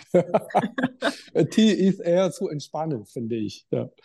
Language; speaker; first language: German; non-native, learner; Chinese